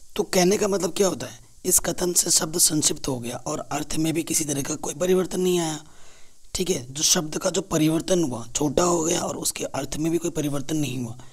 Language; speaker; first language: Hindi; native; Hindi